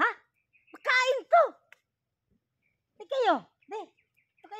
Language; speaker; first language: Filipino; non-native, local second language; Cebuano